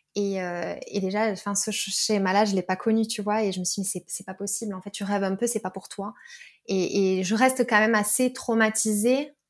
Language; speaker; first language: French; native; French